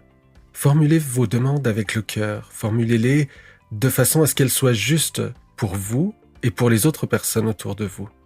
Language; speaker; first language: French; native; French